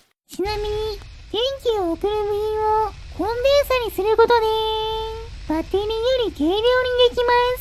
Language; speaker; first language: Japanese; native; Japanese